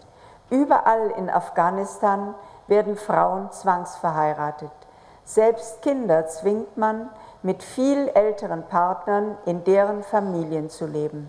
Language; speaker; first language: German; native; German